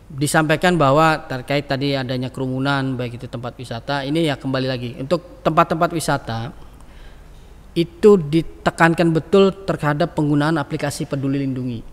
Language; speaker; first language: Indonesian; native; Indonesian